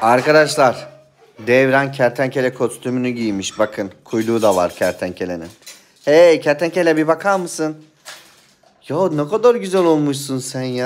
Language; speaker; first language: Turkish; native; Turkish